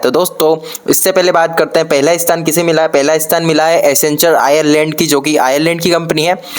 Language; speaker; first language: Hindi; native; Hindi